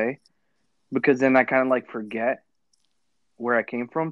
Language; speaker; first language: English; native; English